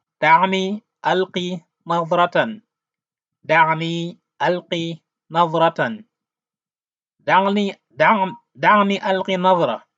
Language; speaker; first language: Arabic; non-native, fluent; Wolof